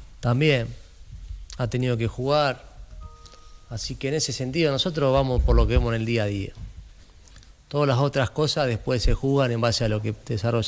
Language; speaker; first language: Spanish; native; Spanish